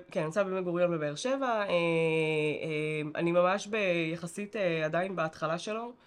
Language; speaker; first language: Hebrew; native; Hebrew